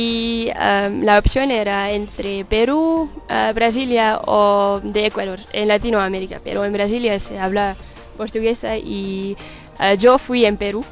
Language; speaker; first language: Spanish; non-native, learner; Dutch